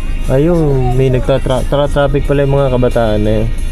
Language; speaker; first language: Filipino; native; Filipino